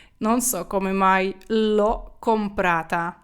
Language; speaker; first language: Italian; non-native, fluent; Ukrainian